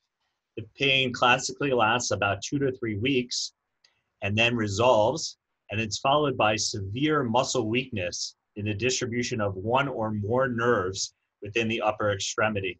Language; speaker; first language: English; native; English